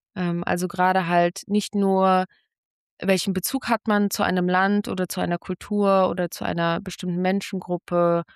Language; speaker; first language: German; native; German